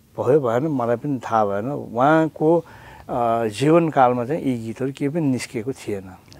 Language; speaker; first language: Nepali; non-native, local second language; Newari